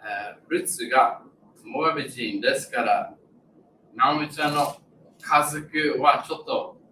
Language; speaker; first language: Japanese; non-native, learner; English